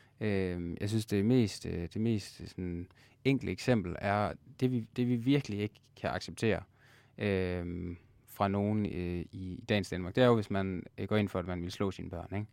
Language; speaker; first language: Danish; native; Danish